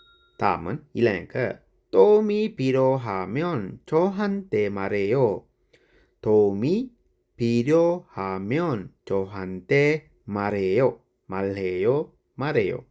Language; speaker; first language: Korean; non-native, fluent; Sinhala